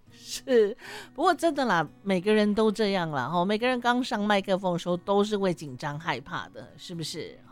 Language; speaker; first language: Chinese; native; Chinese